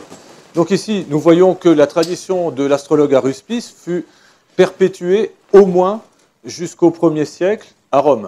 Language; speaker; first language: French; native; French